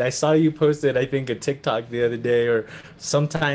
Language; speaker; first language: English; early bilingual, other home language; Spanish